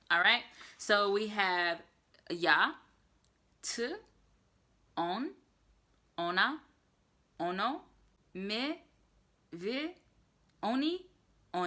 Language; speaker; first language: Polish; non-native, learner; English